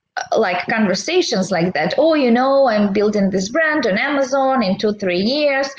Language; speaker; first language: English; non-native, fluent; Russian